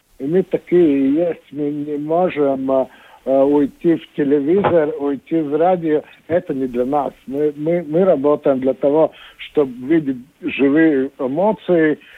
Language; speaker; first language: Russian; non-native, local second language; Latvian